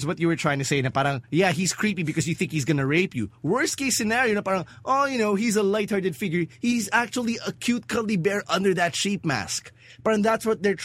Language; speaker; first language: English; non-native, local second language; Filipino